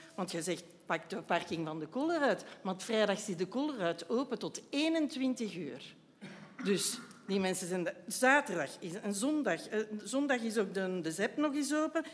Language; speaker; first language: Dutch; native; Dutch